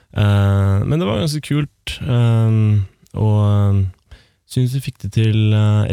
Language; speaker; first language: Norwegian; native; Norwegian